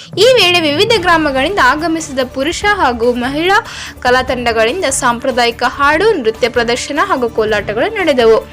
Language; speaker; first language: Kannada; native; Kannada